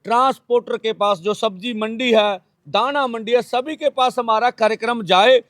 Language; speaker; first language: Hindi; non-native, local second language; Punjabi